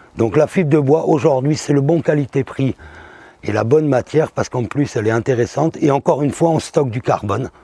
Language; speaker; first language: French; native; French